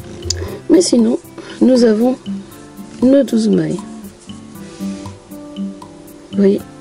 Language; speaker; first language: French; native; French